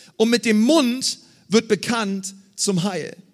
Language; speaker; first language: German; native; German